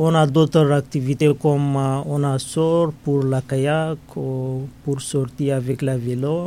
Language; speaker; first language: French; non-native, learner; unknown